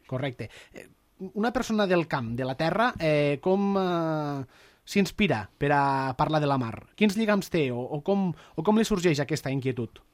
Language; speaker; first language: Catalan; native; Catalan